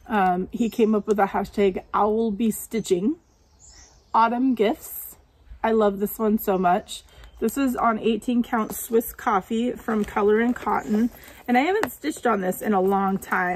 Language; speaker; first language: English; native; English